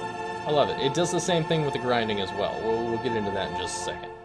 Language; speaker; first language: English; native; English